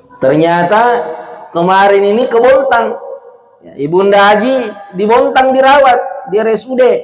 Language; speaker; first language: Indonesian; non-native, local second language; Buginese